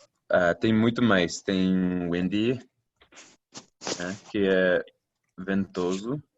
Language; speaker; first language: Portuguese; non-native, fluent; English